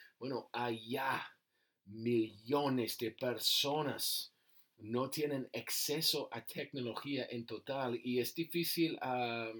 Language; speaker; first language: Spanish; non-native, learner; English